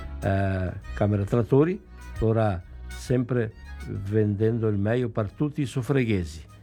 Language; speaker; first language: Italian; early bilingual, heritage; Venetian